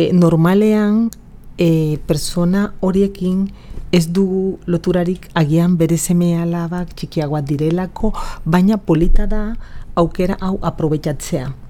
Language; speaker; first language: Basque; non-native, fluent; Spanish